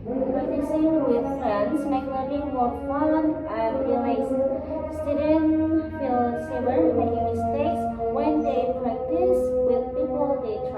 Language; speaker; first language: English; non-native, learner; Indonesian